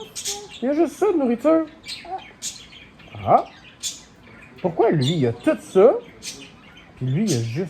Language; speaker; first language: French; native; French